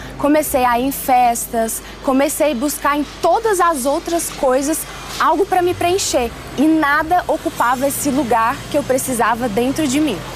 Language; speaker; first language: Portuguese; early bilingual, other home language; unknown